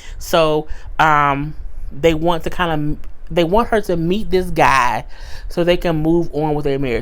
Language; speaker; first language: English; native; English